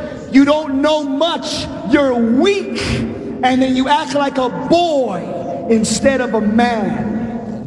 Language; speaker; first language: English; early bilingual, other home language; Spanish